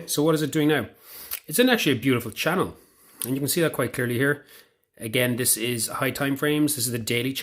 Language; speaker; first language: English; native; English